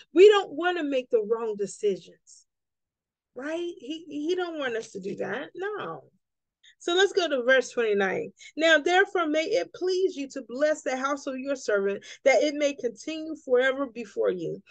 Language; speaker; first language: English; native; English